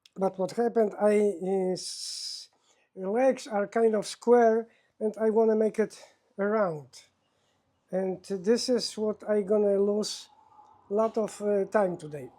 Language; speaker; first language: English; non-native, learner; Polish